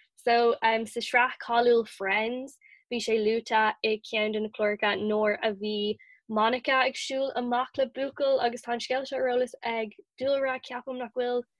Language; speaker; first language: Irish; non-native, local second language; English